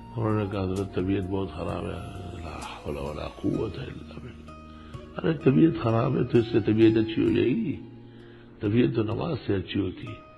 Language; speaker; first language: Urdu; non-native, local second language; Pashto